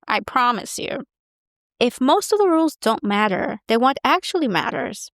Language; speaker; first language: English; native; English